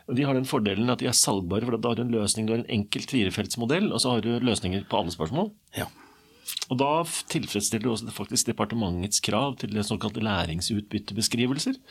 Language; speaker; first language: Norwegian; native; Norwegian